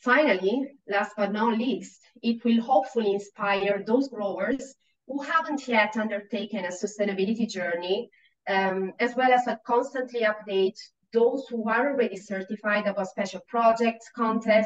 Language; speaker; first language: English; non-native, fluent; Italian